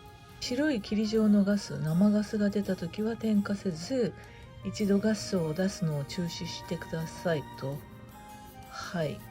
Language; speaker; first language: Japanese; native; Japanese